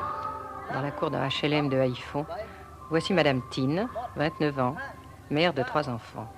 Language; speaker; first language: French; native; French